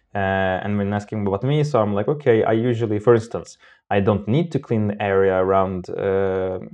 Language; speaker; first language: English; non-native, fluent; Romanian